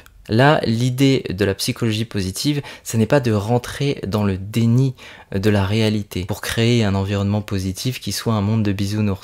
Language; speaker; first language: French; native; French